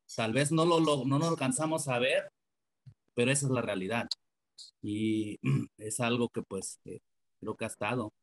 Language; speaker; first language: Spanish; native; Spanish